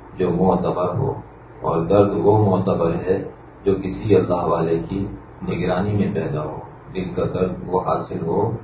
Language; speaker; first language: Urdu; native; Urdu